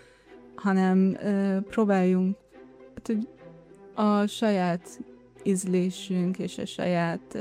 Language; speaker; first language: Hungarian; early bilingual, heritage; Hungarian